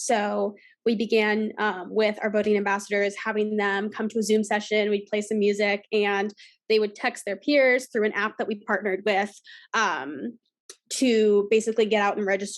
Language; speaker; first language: English; native; English